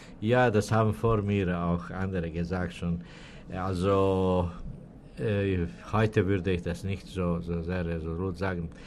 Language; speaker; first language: German; non-native, fluent; Serbian